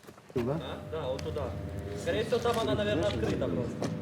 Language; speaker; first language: Russian; native; Russian